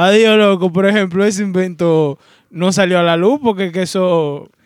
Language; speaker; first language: Spanish; native; Spanish